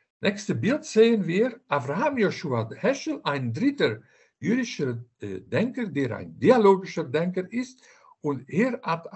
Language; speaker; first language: German; non-native, fluent; Dutch